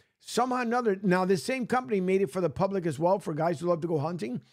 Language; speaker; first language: English; native; English